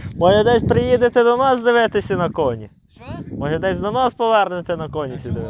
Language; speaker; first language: Ukrainian; native; Ukrainian